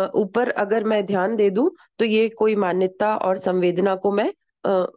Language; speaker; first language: Hindi; native; Hindi